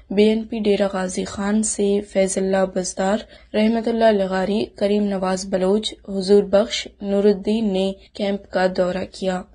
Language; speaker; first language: Urdu; non-native, local second language; Baluchi